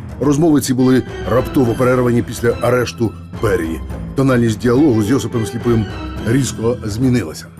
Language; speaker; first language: Ukrainian; native; Ukrainian